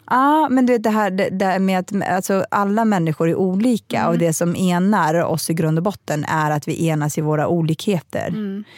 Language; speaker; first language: Swedish; early bilingual, other home language; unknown